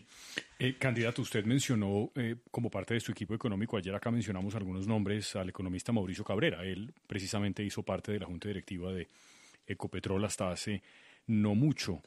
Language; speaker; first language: Spanish; native; Spanish